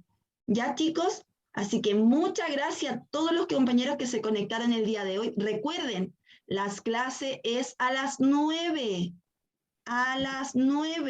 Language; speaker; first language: Spanish; native; Spanish